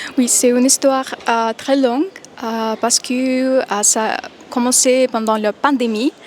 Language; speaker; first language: French; non-native, fluent; Russian